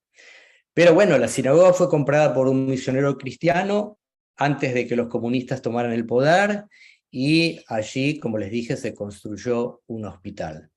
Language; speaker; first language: Spanish; native; Spanish